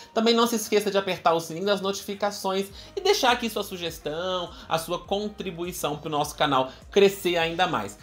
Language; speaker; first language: Portuguese; native; Portuguese